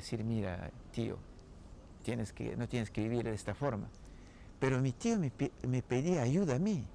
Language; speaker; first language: Spanish; non-native, local second language; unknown